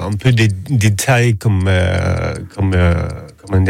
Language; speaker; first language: French; non-native, learner; Danish